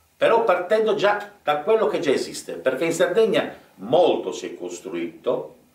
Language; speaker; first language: Italian; native; Italian